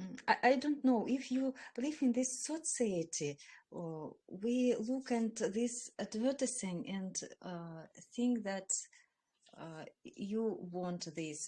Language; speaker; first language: English; non-native, learner; Russian